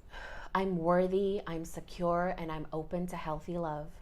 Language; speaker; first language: English; native; English